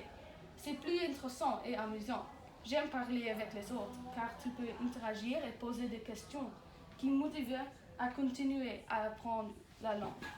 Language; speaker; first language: French; non-native, learner; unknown